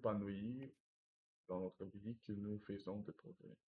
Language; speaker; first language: French; non-native, learner; Russian